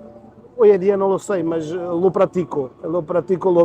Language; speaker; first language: Spanish; non-native, learner; Portuguese